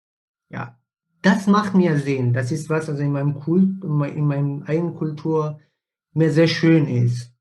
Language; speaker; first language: German; non-native, fluent; Persian